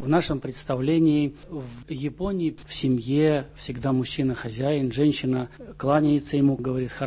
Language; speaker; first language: Russian; native; Russian